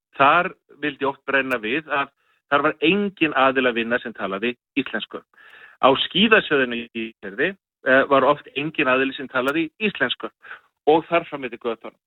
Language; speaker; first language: Icelandic; native; Icelandic